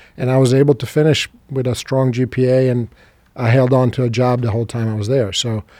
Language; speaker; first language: English; non-native, fluent; Serbian